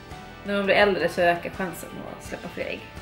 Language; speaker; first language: Swedish; native; Swedish